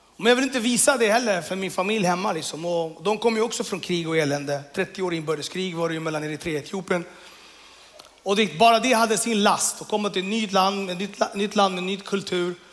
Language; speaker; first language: Swedish; early bilingual, other home language; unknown